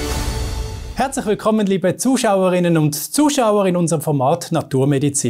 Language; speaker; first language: German; native; German